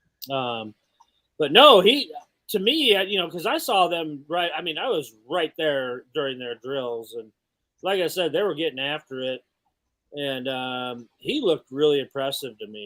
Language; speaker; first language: English; native; English